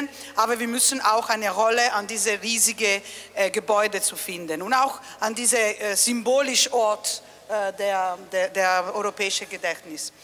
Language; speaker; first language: German; non-native, fluent; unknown